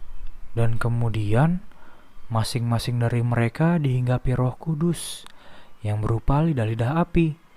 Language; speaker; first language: Indonesian; native; Indonesian